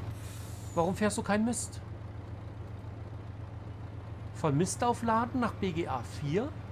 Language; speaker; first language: German; native; German